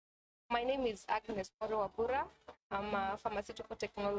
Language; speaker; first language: English; non-native, local second language; Swahili